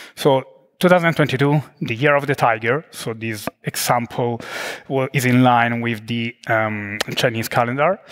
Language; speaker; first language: English; non-native, fluent; Italian